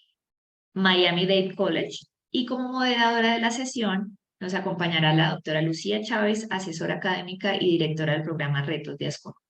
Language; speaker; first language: Spanish; native; Spanish